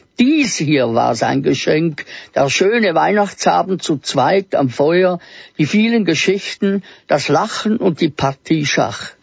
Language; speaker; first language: German; native; German